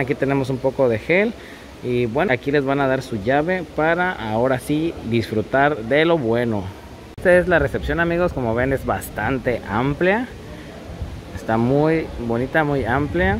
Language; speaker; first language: Spanish; native; Spanish